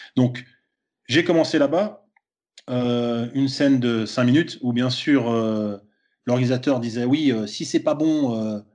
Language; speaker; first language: French; native; French